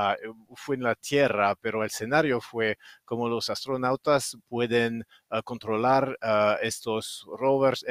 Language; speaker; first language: Spanish; non-native, fluent; French